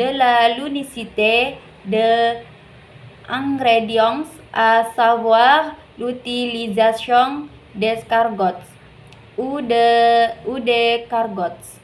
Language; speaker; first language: French; non-native, learner; Indonesian